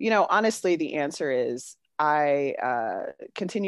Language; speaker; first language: English; native; English